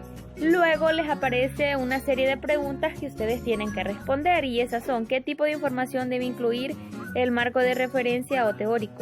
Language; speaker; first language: Spanish; native; Spanish